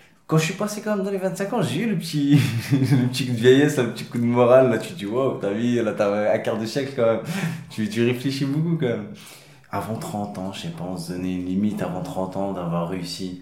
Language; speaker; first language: French; early bilingual, other home language; Arabic